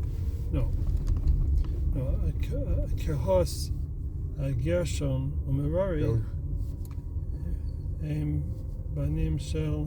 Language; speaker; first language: Hebrew; non-native, fluent; English